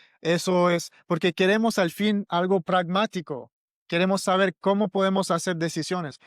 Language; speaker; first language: Spanish; non-native, learner; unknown